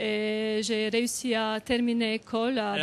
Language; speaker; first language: French; non-native, fluent; Serbian